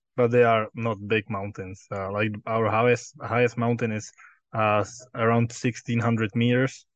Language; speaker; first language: English; non-native, fluent; Czech